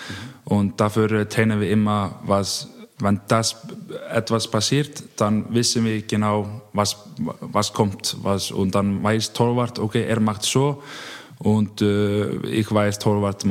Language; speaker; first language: German; non-native, learner; Icelandic